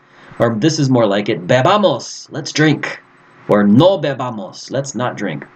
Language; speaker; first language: English; native; English